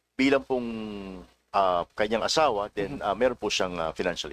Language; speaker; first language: Filipino; native; Filipino